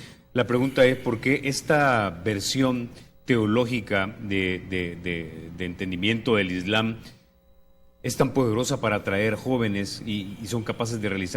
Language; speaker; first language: Spanish; native; Spanish